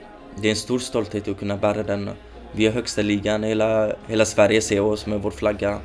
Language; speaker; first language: Swedish; early bilingual, other home language; Kurdish